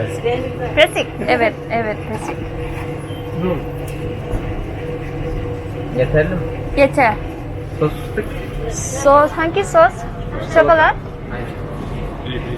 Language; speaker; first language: Turkish; non-native, learner; Thai